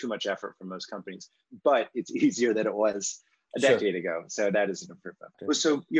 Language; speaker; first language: English; native; English